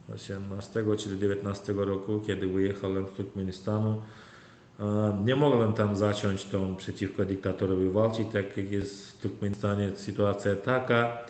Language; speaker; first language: Polish; non-native, learner; Turkmen